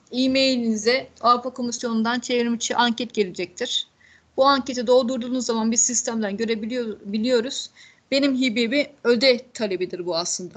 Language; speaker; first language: Turkish; native; Turkish